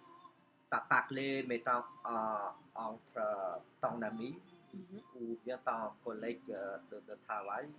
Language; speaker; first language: French; non-native, fluent; Khmer